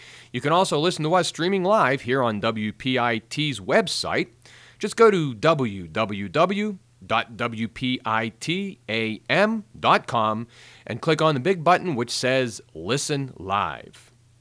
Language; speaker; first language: English; native; English